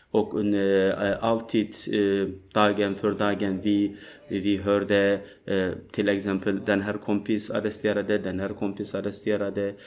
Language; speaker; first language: Swedish; non-native, learner; Turkish